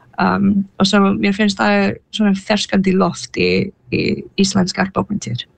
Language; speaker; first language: Icelandic; non-native, fluent; English